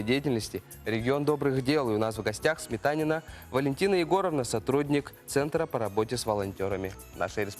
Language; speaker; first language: Russian; native; Russian